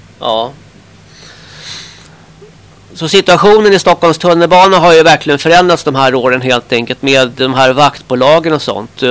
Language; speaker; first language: Swedish; native; Swedish